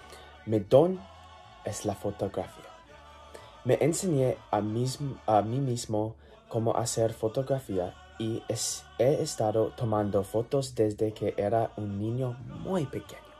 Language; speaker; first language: Spanish; non-native, learner; English